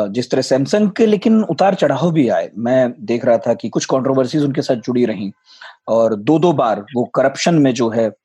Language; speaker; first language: Hindi; native; Hindi